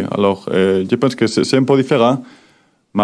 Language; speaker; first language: French; non-native, learner; Spanish